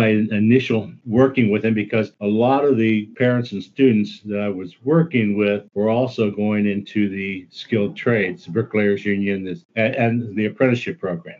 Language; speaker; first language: English; native; English